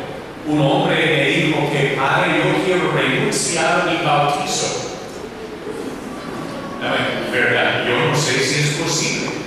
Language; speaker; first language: Spanish; non-native, learner; English